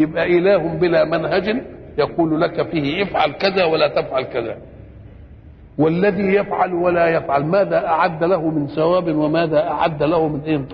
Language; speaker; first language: Arabic; native; Arabic